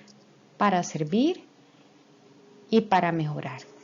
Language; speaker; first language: Spanish; native; Spanish